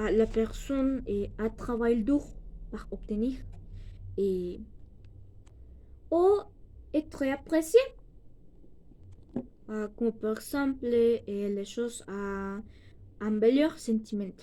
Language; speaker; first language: French; non-native, learner; Spanish